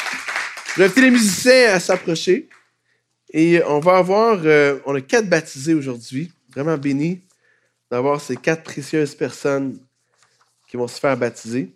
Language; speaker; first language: French; native; French